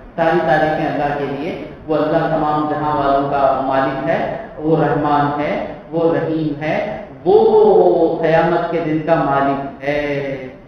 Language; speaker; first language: Urdu; native; Urdu